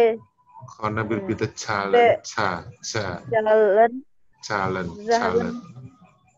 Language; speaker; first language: German; non-native, fluent; Indonesian